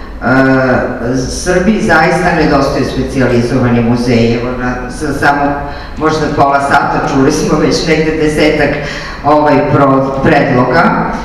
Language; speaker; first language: Serbian; native; Serbian